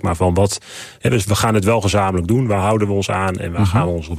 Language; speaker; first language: Dutch; native; Dutch